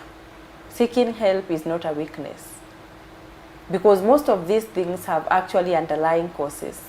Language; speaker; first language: English; non-native, local second language; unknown